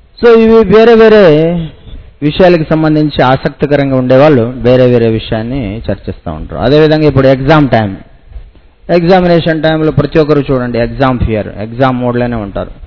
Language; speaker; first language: Telugu; non-native, fluent; Hindi